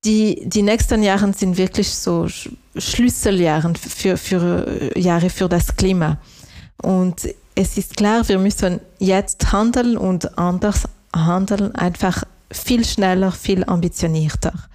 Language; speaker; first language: German; non-native, local second language; French